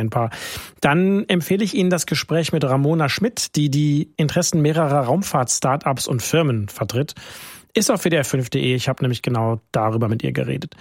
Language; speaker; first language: German; native; German